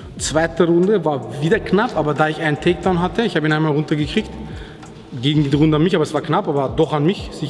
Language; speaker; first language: German; native; German